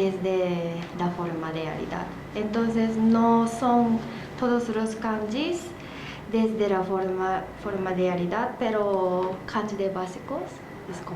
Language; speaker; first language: Spanish; non-native, learner; Japanese